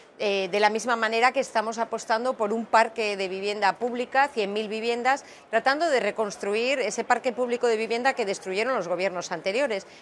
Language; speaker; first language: Spanish; native; Spanish